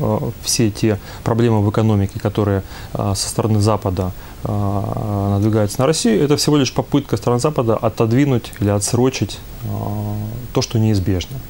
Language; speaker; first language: Russian; native; Russian